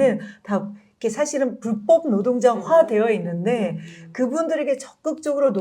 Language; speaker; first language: Korean; native; Korean